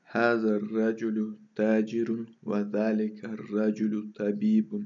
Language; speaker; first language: Arabic; non-native, fluent; Russian